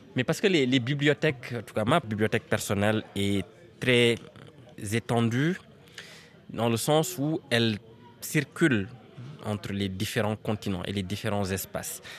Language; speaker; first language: French; non-native, local second language; Serer